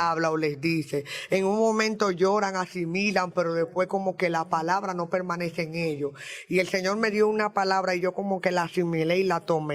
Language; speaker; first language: Spanish; native; Spanish